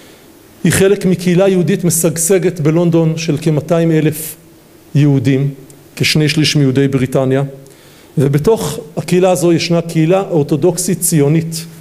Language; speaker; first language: Hebrew; native; Hebrew